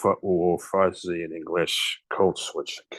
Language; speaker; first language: Portuguese; non-native, learner; English